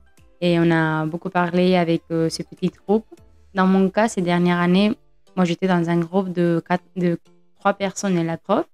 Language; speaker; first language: French; non-native, fluent; Spanish